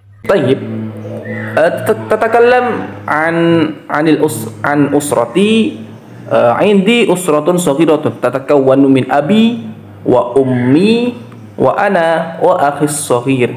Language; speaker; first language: Arabic; non-native, learner; Indonesian